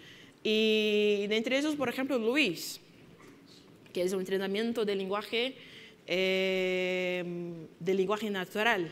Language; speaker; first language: Spanish; non-native, fluent; Portuguese